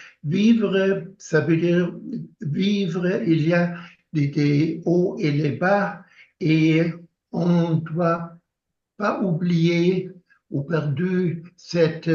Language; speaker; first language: French; non-native, learner; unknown